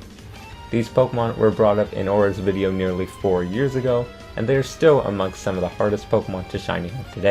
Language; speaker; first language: English; native; English